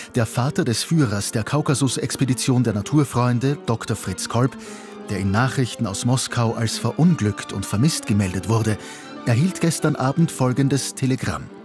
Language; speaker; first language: German; native; German